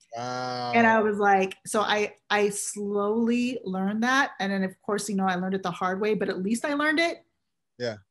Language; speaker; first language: English; native; English